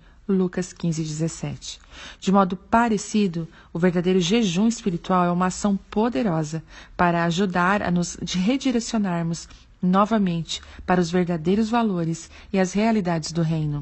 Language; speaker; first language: Portuguese; native; Portuguese